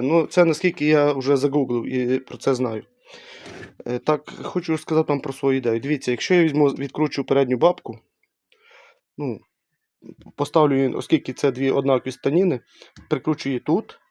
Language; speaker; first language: Ukrainian; native; Ukrainian